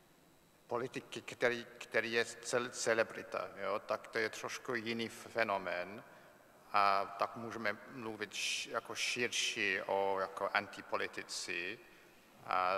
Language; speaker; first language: Czech; non-native, fluent; English